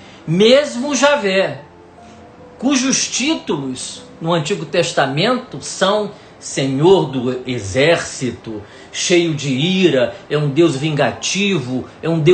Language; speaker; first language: Portuguese; native; Portuguese